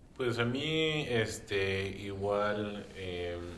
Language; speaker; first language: Spanish; early bilingual, heritage; Spanish